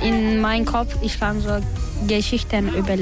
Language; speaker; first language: German; non-native, learner; Turkish